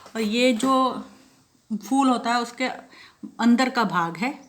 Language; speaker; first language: Hindi; non-native, local second language; Kannada